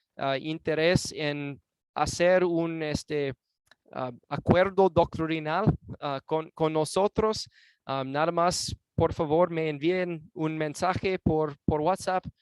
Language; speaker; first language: Spanish; non-native, fluent; English